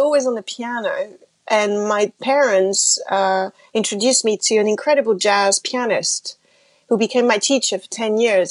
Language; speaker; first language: English; non-native, fluent; French